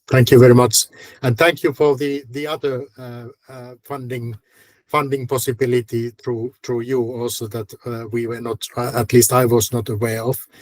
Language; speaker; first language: English; non-native, fluent; Finnish